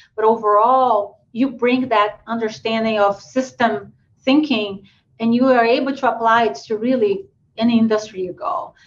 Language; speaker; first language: English; non-native, fluent; Portuguese